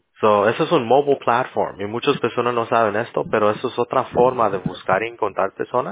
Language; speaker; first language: Spanish; early bilingual, heritage; English